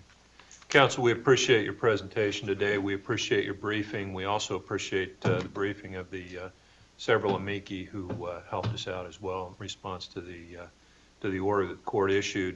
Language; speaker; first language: English; native; English